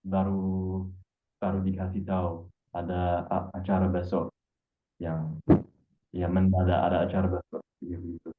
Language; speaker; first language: Indonesian; non-native, fluent; English